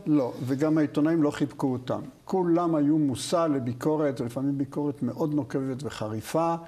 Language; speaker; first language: Hebrew; native; Hebrew